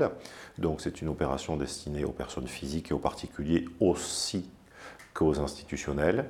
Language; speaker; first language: French; native; French